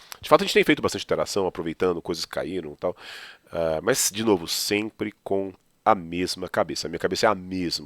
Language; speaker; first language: Portuguese; native; Portuguese